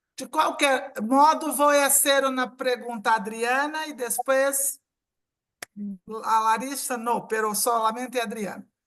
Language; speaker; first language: Portuguese; non-native, fluent; Spanish